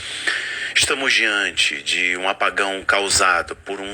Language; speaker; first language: Portuguese; native; Portuguese